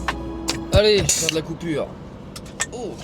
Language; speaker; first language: French; native; French